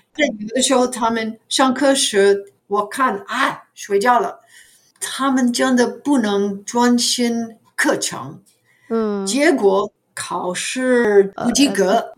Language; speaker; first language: Chinese; non-native, fluent; English